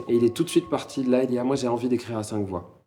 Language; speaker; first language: French; native; French